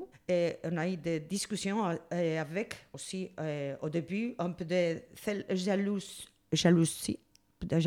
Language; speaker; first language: French; non-native, learner; Spanish